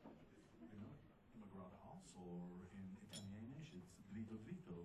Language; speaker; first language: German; non-native, learner; English